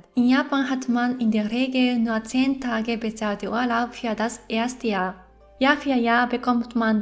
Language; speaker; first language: German; non-native, fluent; Japanese